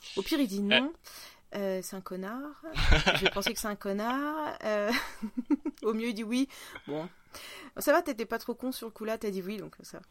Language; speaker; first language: French; non-native, fluent; Russian